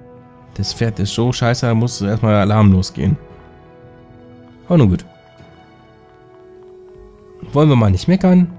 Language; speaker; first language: German; native; German